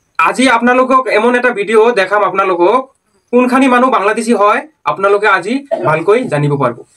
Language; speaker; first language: Assamese; non-native, local second language; Bangla